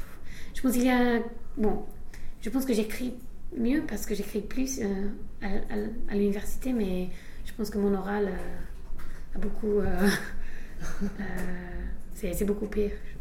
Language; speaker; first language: French; non-native, fluent; English